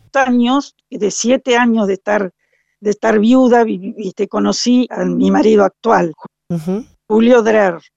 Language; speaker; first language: Spanish; native; Spanish